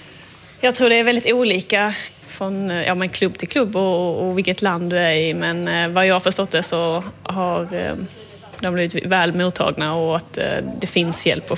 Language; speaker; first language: Swedish; native; Swedish